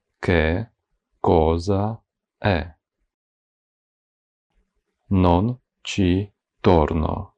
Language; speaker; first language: Italian; non-native, fluent; Ukrainian